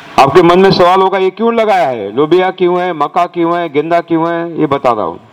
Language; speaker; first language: Hindi; non-native, local second language; Marathi